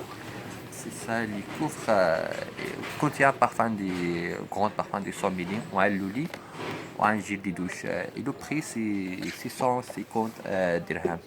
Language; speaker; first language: French; non-native, learner; Arabic